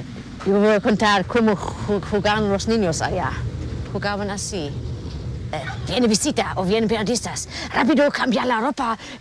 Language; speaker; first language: Spanish; early bilingual, other home language; German